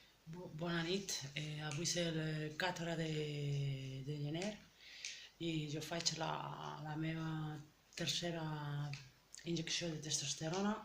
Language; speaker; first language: Catalan; non-native, learner; French